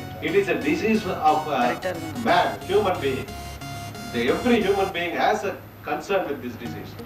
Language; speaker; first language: English; non-native, local second language; Tamil